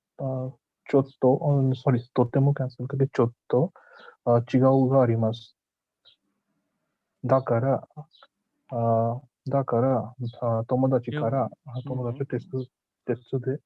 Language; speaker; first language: Japanese; non-native, learner; Hindi